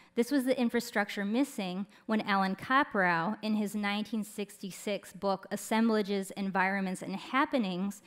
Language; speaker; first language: English; native; English